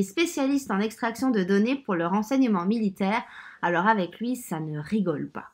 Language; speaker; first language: French; native; French